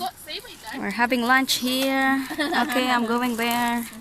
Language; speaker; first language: English; non-native, local second language; Filipino